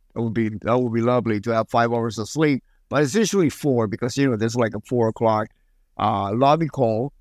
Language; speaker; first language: English; early bilingual, other home language; Spanish